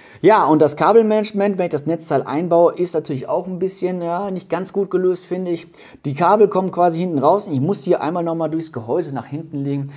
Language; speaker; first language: German; native; German